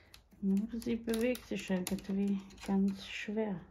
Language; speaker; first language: German; non-native, learner; Bosnian